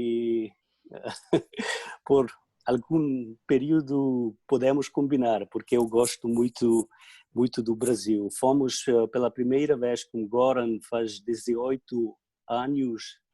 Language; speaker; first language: Portuguese; non-native, fluent; Slovenian